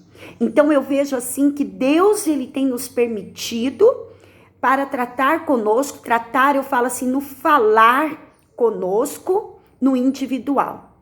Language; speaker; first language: Portuguese; native; Portuguese